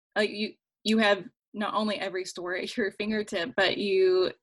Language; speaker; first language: English; native; English